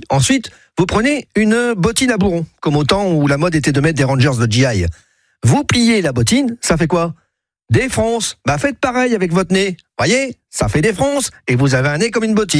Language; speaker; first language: French; native; French